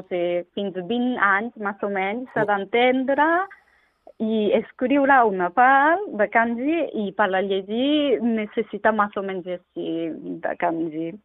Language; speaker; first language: Catalan; non-native, learner; Japanese